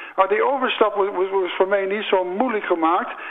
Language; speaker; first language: Dutch; non-native, fluent; English